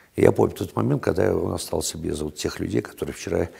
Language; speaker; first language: Russian; native; Russian